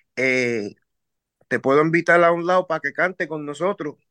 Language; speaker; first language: Spanish; early bilingual, heritage; Spanish